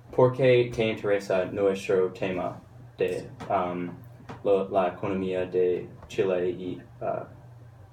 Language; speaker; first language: Spanish; non-native, learner; English